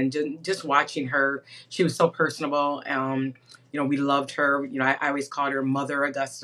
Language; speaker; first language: English; native; English